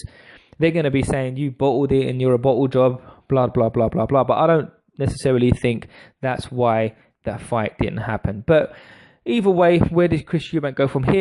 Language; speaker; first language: English; native; English